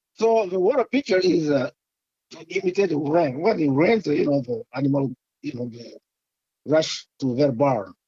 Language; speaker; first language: English; non-native, fluent; French